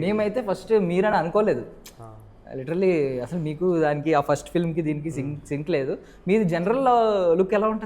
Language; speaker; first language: Telugu; native; Telugu